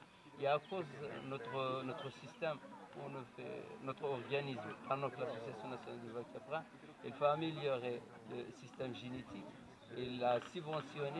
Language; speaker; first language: French; non-native, learner; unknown